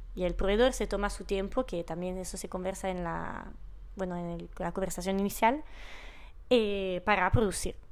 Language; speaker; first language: Spanish; non-native, fluent; Italian